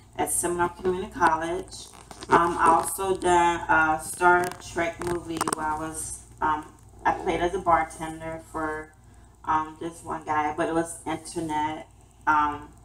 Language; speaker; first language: English; native; English